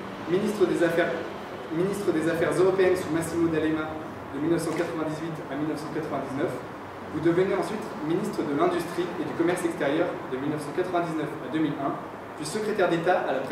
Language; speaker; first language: French; native; French